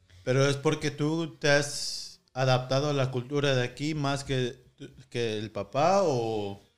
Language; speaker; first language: Spanish; early bilingual, heritage; Spanish